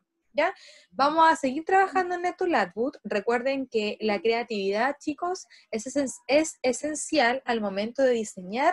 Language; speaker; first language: Spanish; native; Spanish